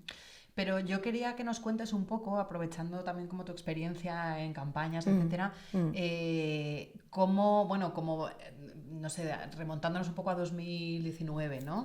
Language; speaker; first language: Spanish; native; Spanish